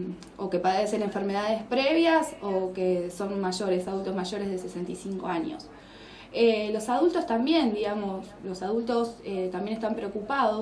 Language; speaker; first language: Spanish; native; Spanish